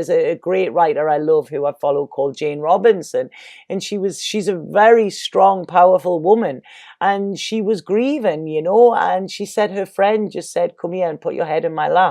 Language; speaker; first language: English; native; English